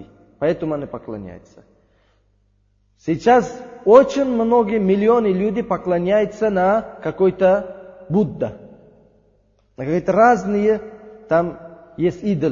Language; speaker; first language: Russian; non-native, learner; Uzbek